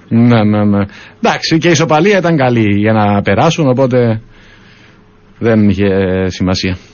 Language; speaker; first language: Greek; native; Greek